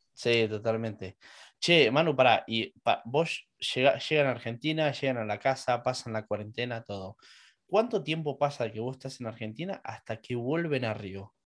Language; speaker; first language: Spanish; native; Spanish